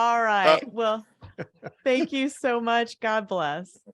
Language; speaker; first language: English; native; English